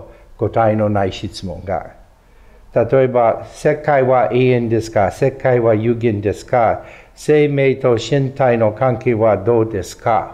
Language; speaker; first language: Japanese; non-native, fluent; English